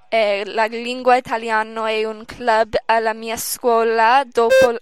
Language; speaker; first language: Italian; non-native, learner; English